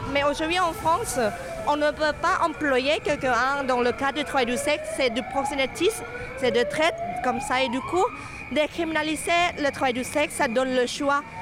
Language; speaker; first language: French; non-native, fluent; Thai